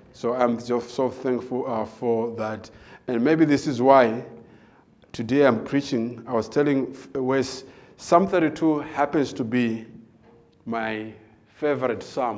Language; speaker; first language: English; non-native, local second language; Nyanja